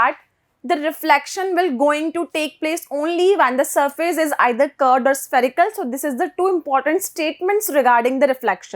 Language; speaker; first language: English; non-native, local second language; Hindi